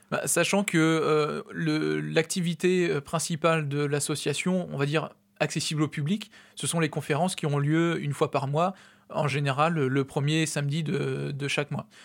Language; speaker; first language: French; native; French